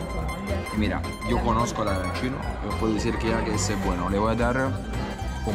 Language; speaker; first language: Spanish; non-native, fluent; Italian